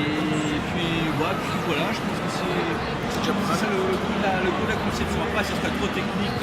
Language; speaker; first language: French; native; French